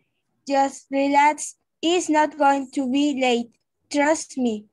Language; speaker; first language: English; non-native, learner; Spanish